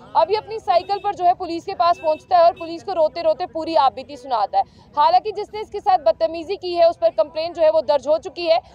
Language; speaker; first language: Hindi; native; Hindi